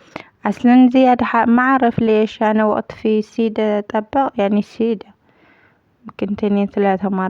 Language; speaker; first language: Arabic; non-native, learner; Amharic